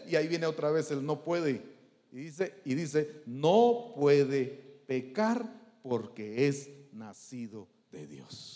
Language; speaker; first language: Spanish; native; Spanish